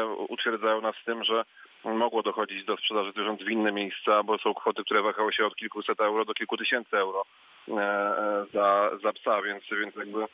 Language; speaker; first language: Polish; native; Polish